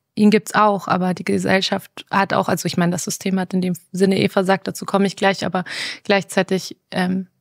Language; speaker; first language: German; native; German